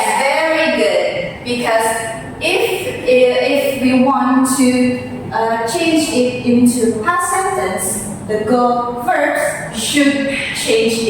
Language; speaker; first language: English; non-native, fluent; Indonesian